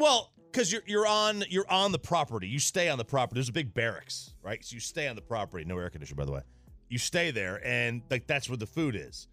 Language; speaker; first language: English; native; English